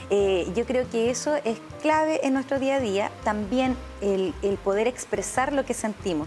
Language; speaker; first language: Spanish; native; Spanish